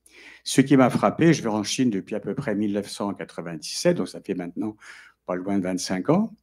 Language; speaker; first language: French; native; French